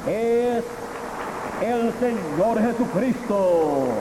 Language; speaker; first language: Spanish; native; Spanish